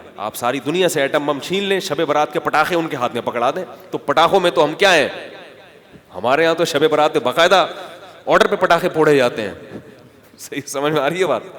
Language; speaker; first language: Urdu; native; Urdu